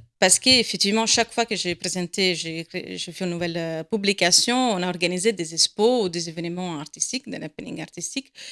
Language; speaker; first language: French; non-native, fluent; Italian